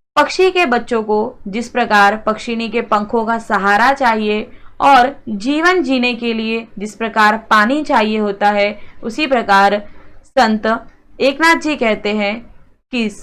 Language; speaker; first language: Hindi; non-native, local second language; Marathi